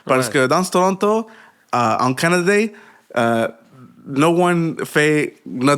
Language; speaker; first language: French; non-native, learner; Spanish